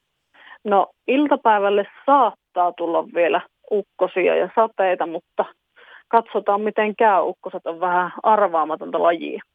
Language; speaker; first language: Finnish; native; Finnish